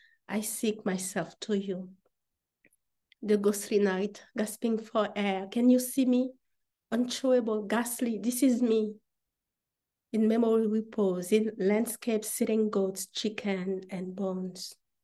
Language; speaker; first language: English; non-native, fluent; Haitian Creole